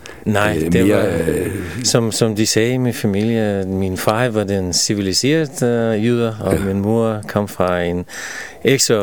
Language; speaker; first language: Danish; non-native, fluent; Russian